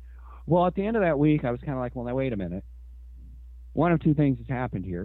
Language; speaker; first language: English; native; English